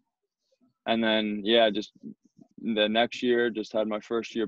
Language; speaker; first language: English; native; English